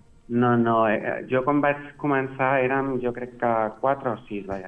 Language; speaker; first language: Catalan; non-native, local second language; Spanish